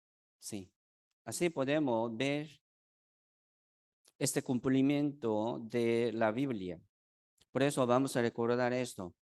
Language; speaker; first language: Spanish; non-native, fluent; Korean